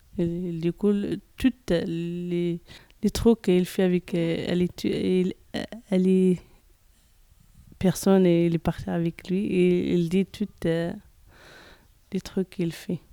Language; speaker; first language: French; non-native, learner; Arabic